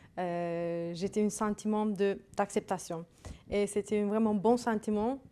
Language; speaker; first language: French; non-native, learner; Turkish